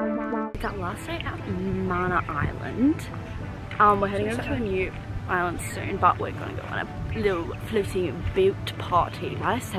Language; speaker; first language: English; native; English